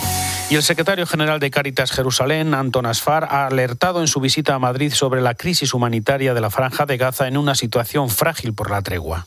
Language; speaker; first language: Spanish; native; Spanish